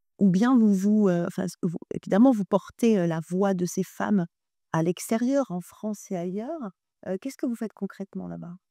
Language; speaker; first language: French; native; French